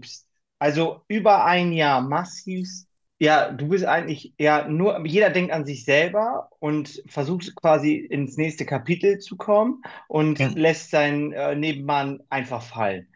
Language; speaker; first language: German; native; German